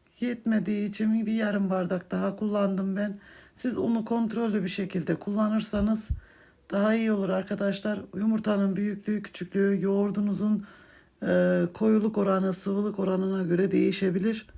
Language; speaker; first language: Turkish; native; Turkish